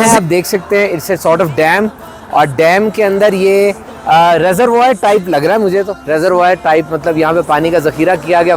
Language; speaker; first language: Urdu; native; Urdu